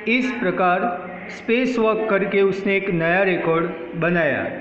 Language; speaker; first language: Hindi; non-native, local second language; Gujarati